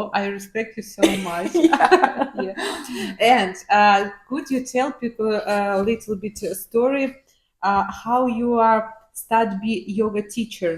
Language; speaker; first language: English; non-native, learner; Ukrainian